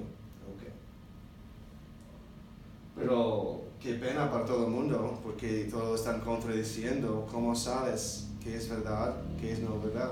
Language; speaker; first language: Spanish; non-native, learner; English